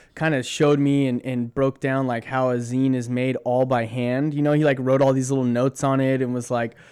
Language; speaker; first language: English; native; English